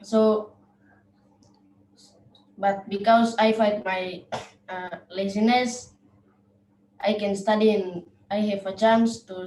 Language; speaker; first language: English; non-native, learner; Indonesian